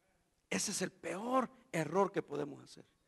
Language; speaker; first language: Spanish; native; Spanish